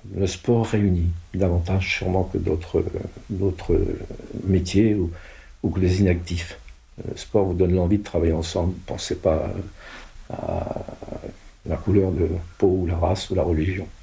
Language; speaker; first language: French; non-native, local second language; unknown